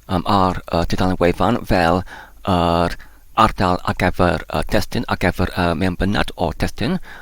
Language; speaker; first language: Welsh; non-native, learner; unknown